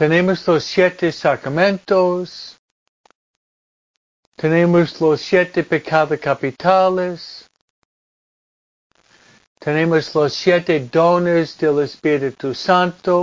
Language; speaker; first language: Spanish; non-native, fluent; English